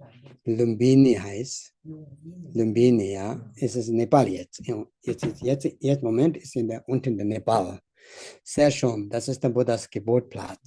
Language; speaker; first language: German; non-native, learner; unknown